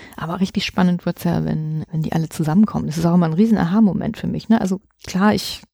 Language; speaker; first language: German; native; German